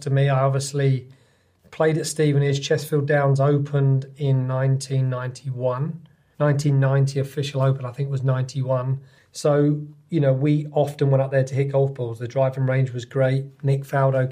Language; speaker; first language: English; native; English